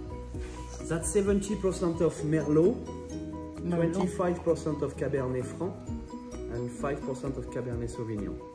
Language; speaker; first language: English; non-native, fluent; French